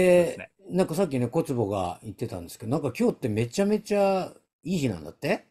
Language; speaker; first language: Japanese; native; Japanese